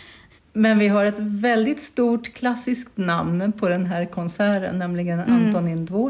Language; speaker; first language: Swedish; native; Swedish